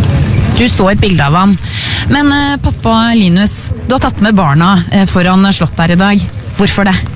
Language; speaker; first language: Norwegian; native; Norwegian